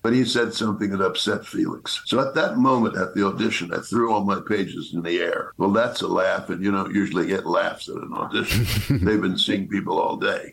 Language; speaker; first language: English; native; English